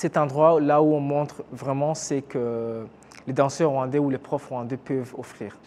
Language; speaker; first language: French; non-native, local second language; Kinyarwanda